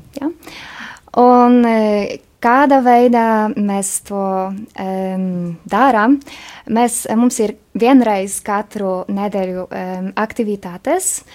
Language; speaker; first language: Latvian; non-native, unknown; Polish